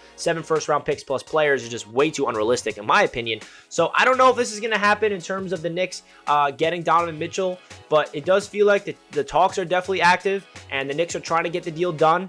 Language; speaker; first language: English; native; English